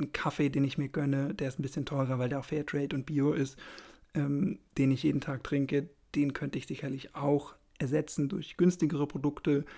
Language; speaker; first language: German; native; German